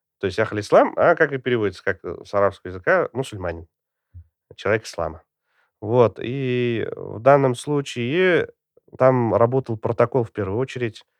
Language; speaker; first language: Russian; native; Russian